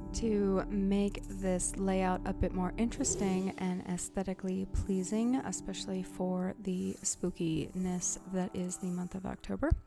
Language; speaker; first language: English; native; English